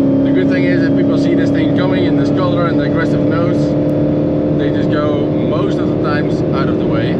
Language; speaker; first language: English; non-native, fluent; Dutch